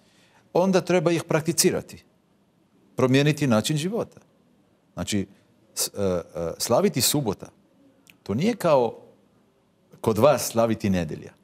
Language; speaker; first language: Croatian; non-native, fluent; Hebrew